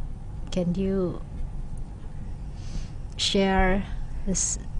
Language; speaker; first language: English; non-native, local second language; Indonesian